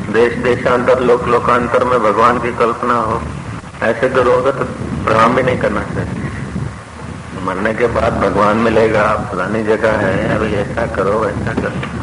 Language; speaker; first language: Hindi; non-native, local second language; Sindhi